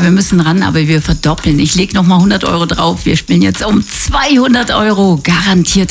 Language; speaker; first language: German; native; German